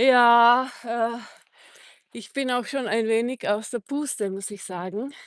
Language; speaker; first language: German; non-native, fluent; Czech